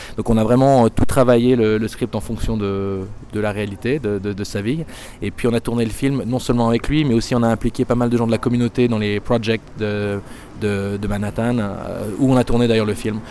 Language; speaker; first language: French; native; French